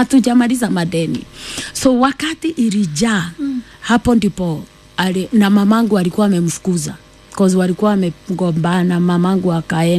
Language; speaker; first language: Swahili; non-native, local second language; Kikuyu